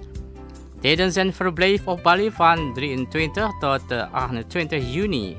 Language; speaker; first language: Dutch; non-native, learner; Indonesian